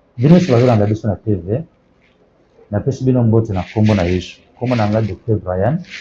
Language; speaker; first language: Lingala; non-native, local second language; Kituba (Democratic Republic of Congo)